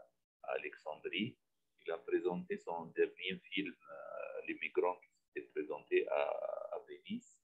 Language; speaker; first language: French; non-native, fluent; Arabic